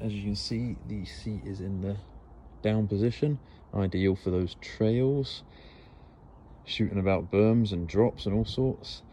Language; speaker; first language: English; native; English